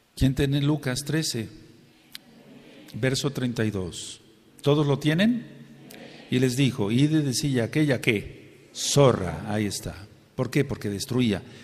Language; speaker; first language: Spanish; native; Spanish